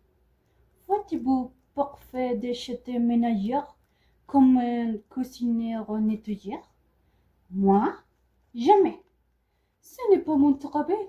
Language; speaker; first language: French; non-native, learner; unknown